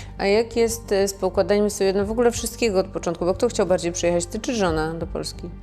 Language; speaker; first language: Polish; native; Polish